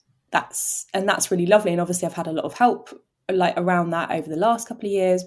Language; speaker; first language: English; native; English